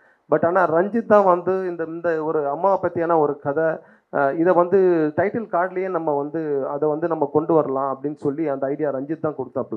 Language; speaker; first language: Tamil; native; Tamil